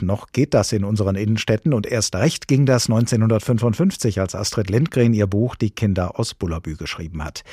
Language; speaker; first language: German; native; German